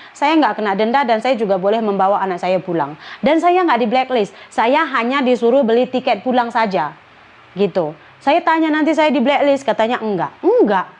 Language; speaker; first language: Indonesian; native; Indonesian